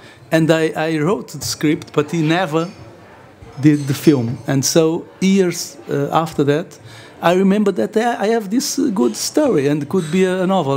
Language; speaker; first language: English; non-native, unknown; Portuguese